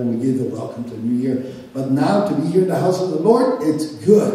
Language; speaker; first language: English; early bilingual, other home language; Spanish